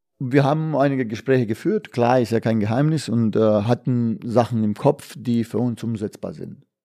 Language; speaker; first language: German; non-native, fluent; Bosnian